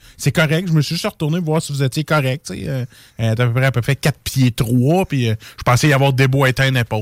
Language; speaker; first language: French; native; French